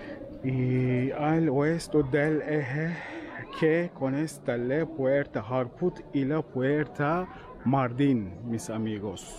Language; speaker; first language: Spanish; non-native, learner; Turkish